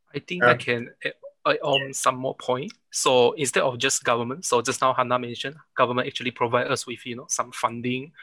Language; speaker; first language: English; non-native, local second language; Chinese